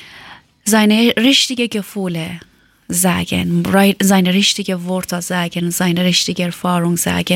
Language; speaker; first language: German; non-native, learner; Persian